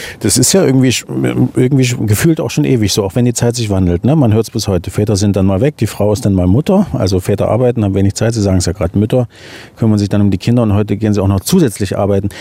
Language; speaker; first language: German; native; German